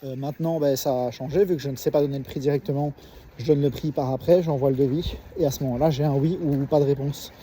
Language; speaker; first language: French; native; French